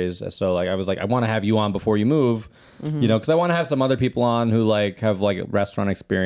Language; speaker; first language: English; native; English